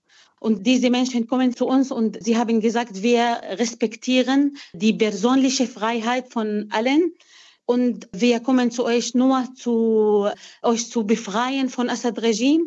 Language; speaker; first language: German; non-native, fluent; Arabic